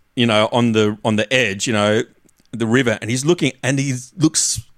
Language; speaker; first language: English; native; English